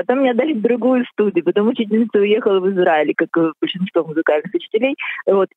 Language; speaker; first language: Russian; native; Russian